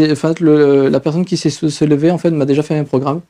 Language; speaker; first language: French; native; French